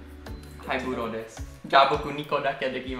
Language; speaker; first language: Japanese; non-native, learner; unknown